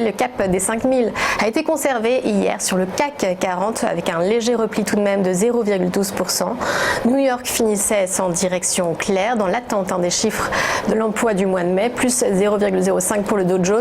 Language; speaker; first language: French; native; French